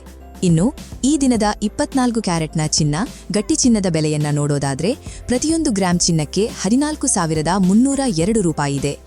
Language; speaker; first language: Kannada; native; Kannada